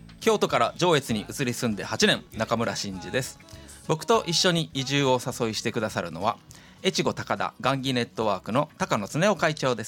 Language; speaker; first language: Japanese; native; Japanese